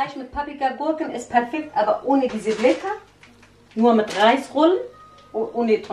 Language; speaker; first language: German; non-native, learner; Central Kurdish